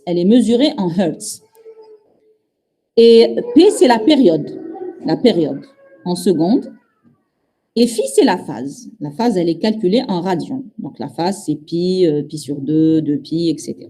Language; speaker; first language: French; non-native, local second language; Arabic